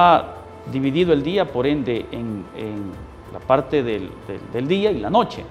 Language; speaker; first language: Spanish; native; Spanish